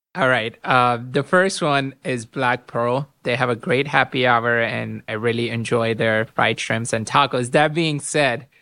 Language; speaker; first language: English; non-native, local second language; Urdu